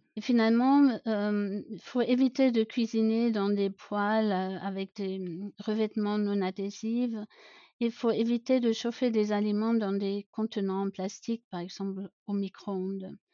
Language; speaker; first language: French; non-native, fluent; German